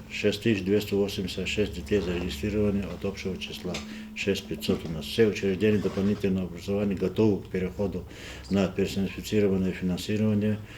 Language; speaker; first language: Russian; non-native, local second language; Lezghian